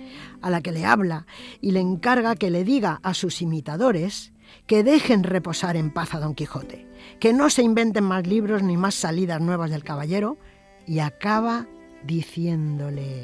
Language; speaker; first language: Spanish; native; Spanish